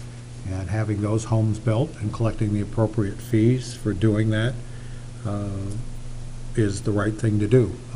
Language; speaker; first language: English; native; English